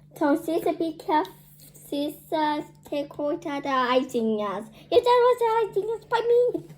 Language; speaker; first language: Portuguese; early bilingual, heritage; Portuguese